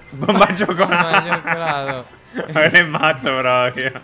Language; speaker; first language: Italian; native; Italian